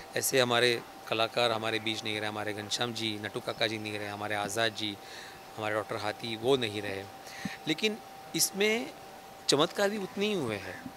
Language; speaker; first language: Hindi; non-native, local second language; Marathi